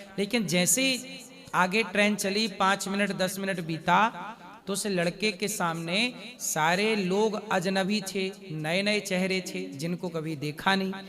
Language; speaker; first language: Hindi; native; Hindi